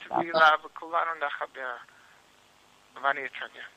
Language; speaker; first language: Hebrew; non-native, learner; English